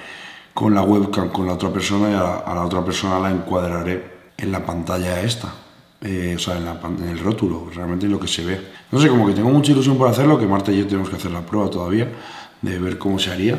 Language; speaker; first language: Spanish; native; Spanish